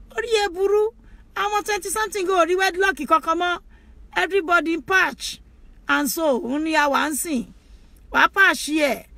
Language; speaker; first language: English; non-native, local second language; Yoruba